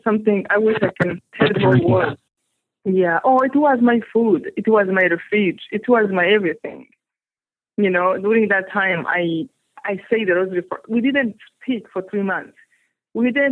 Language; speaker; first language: English; non-native, local second language; Kinyarwanda